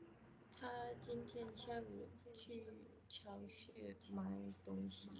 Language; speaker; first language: Chinese; non-native, learner; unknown